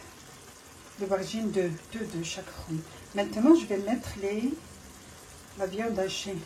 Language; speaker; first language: French; non-native, local second language; Arabic